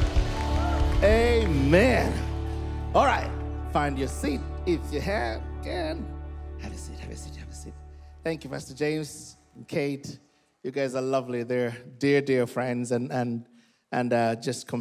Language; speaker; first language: English; non-native, local second language; Ganda